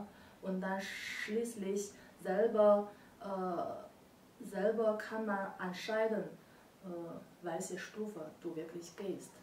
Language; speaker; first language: German; non-native, learner; Chinese